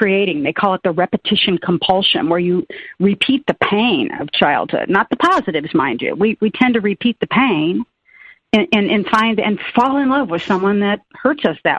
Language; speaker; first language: English; native; English